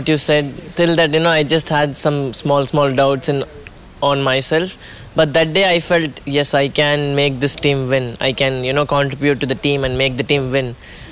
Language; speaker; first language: English; non-native, local second language; Tamil